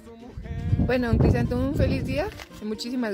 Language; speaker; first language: Spanish; native; Spanish